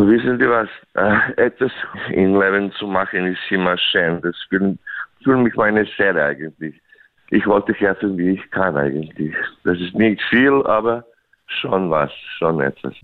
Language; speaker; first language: German; non-native, learner; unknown